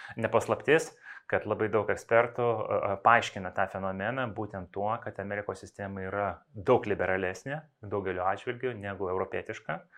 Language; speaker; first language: Lithuanian; non-native, local second language; Russian